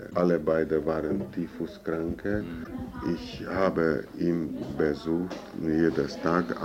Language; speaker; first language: German; non-native, fluent; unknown